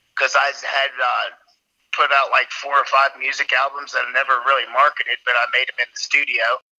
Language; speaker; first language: English; native; English